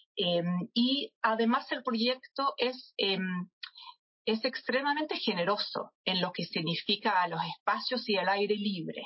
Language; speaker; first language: Spanish; non-native, fluent; English